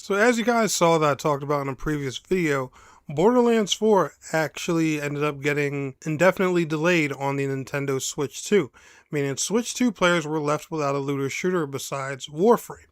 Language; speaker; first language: English; native; English